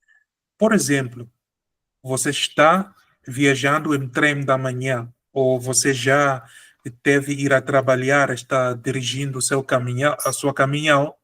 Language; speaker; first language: Portuguese; non-native, fluent; Spanish